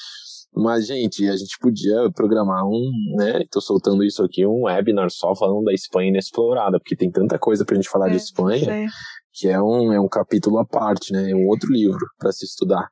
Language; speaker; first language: Portuguese; native; Portuguese